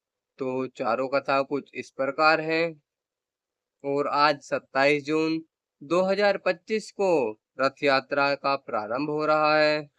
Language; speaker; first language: Hindi; native; Hindi